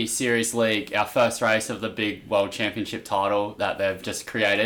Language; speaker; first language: English; native; English